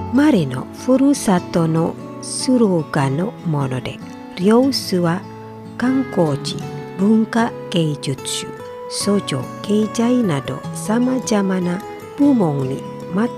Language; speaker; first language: Japanese; non-native, fluent; Indonesian